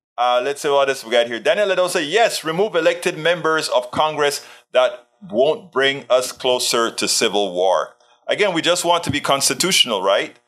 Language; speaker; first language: English; native; English